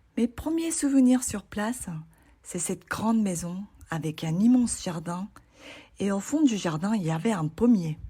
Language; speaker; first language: French; non-native, fluent; Japanese